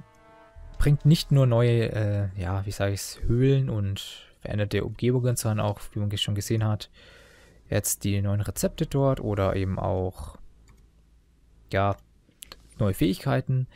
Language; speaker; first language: German; native; German